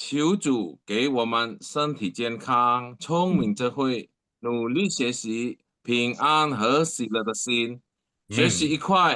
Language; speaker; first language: Chinese; non-native, learner; Indonesian